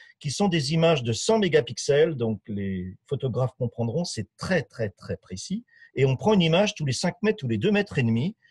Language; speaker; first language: French; native; French